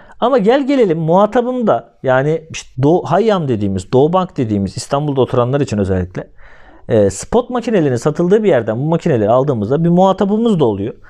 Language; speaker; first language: Turkish; native; Turkish